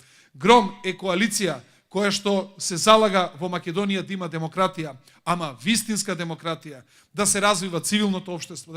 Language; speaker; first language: Macedonian; native; Macedonian